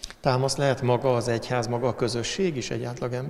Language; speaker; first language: Hungarian; native; Hungarian